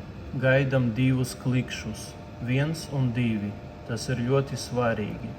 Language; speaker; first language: Latvian; non-native, local second language; Russian